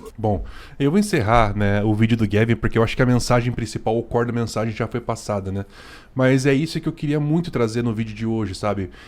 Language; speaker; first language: Portuguese; native; Portuguese